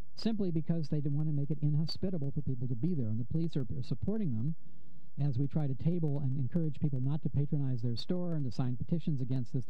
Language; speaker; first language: English; native; English